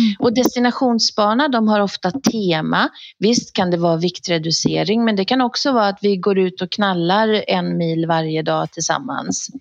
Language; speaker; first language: Swedish; native; Swedish